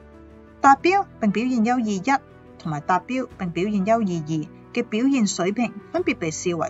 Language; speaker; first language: Chinese; non-native, local second language; Cantonese